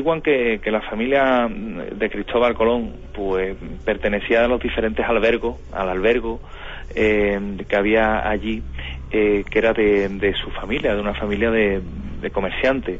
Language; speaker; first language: Spanish; native; Spanish